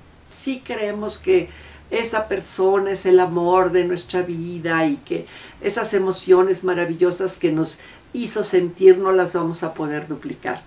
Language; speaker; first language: Spanish; native; Spanish